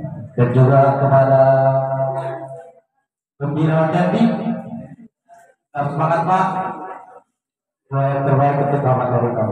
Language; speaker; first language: Indonesian; non-native, local second language; Batak Toba